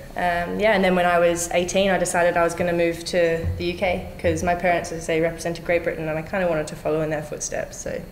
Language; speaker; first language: English; native; English